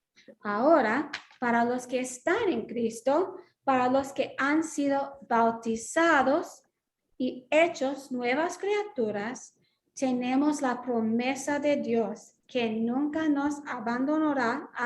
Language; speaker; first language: Spanish; non-native, fluent; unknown